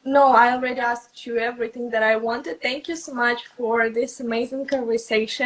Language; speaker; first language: English; non-native, fluent; Russian